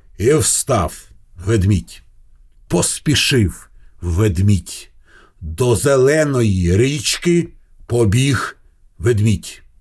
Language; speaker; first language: Ukrainian; non-native, local second language; Russian